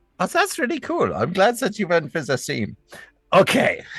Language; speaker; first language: English; native; English